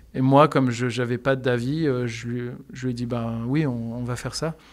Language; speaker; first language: French; native; French